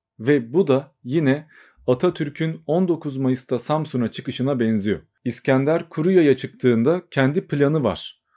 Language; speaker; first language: Turkish; native; Turkish